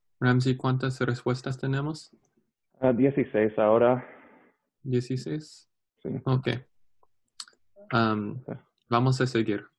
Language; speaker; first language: Spanish; non-native, learner; English